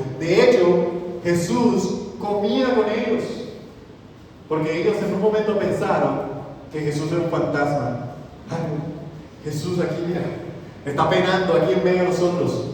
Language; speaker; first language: Spanish; native; Spanish